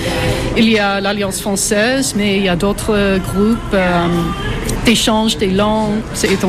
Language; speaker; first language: French; non-native, fluent; English